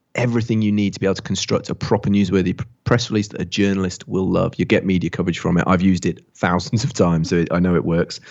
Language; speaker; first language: English; native; English